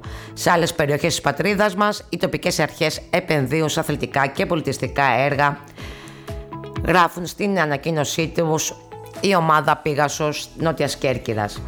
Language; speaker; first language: Greek; native; Greek